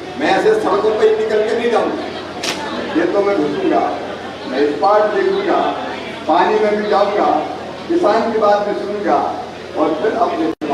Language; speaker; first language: Hindi; native; Hindi